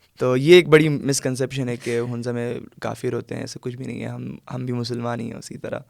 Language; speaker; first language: Urdu; non-native, local second language; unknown